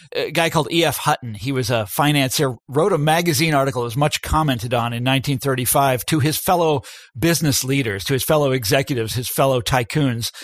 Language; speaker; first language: English; native; English